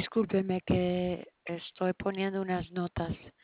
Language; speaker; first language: Spanish; early bilingual, heritage; Spanish